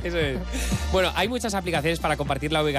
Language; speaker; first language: Spanish; native; Spanish